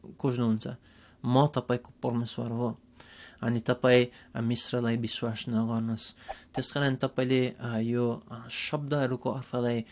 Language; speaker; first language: Nepali; non-native, fluent; English